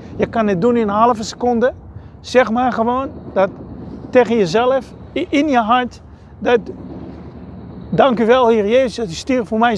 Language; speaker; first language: Dutch; non-native, fluent; Hebrew